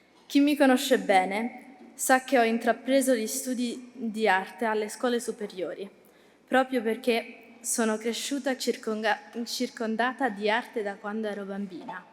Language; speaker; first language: Italian; early bilingual, heritage; Italian